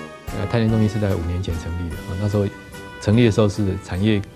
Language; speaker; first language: Chinese; native; Chinese